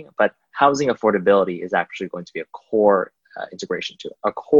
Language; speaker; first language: English; native; English